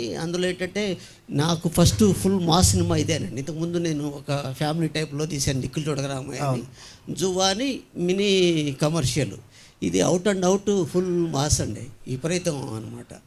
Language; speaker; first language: Telugu; native; Telugu